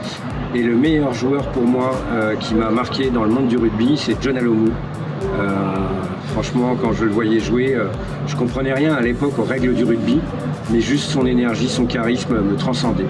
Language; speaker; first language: French; native; French